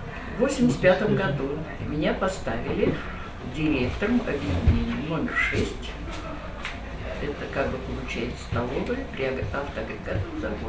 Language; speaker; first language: Russian; native; Russian